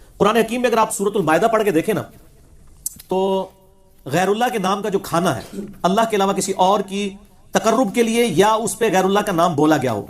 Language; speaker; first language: Urdu; non-native, local second language; Punjabi